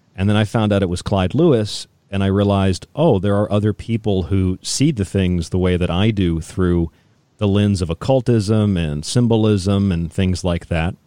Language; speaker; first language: English; native; English